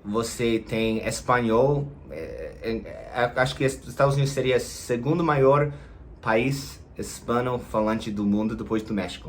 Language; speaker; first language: Portuguese; non-native, fluent; English